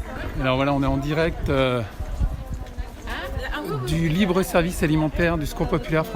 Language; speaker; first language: French; native; French